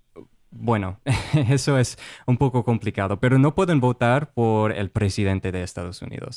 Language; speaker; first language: Spanish; non-native, fluent; English